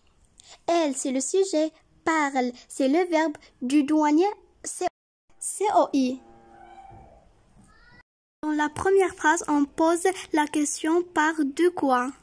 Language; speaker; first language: French; non-native, local second language; Arabic